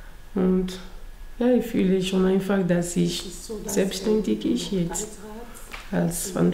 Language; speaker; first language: German; non-native, learner; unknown